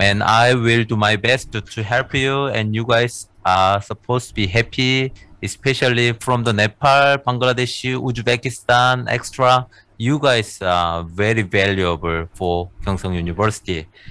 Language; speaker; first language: English; non-native, fluent; Korean